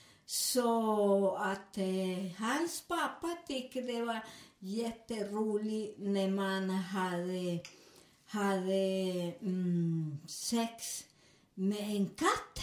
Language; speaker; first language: Swedish; non-native, fluent; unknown